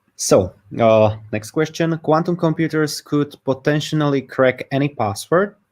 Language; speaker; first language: English; non-native, fluent; Slovak